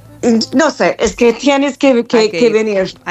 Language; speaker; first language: Spanish; non-native, fluent; English